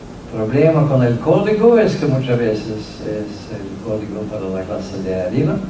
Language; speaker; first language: Spanish; non-native, fluent; Norwegian